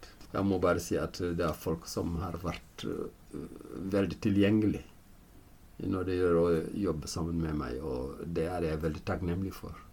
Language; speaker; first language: Norwegian; non-native, fluent; Fula